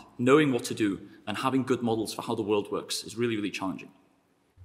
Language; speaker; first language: English; native; English